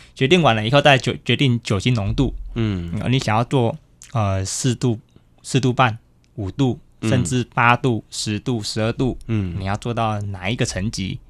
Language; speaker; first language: Chinese; native; Chinese